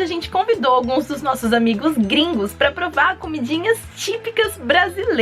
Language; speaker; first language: Portuguese; native; Portuguese